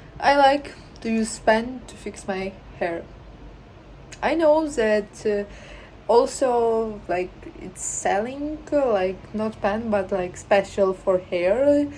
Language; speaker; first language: English; non-native, learner; Ukrainian